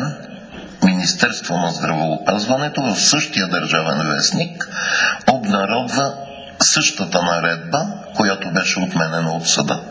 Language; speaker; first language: Bulgarian; native; Bulgarian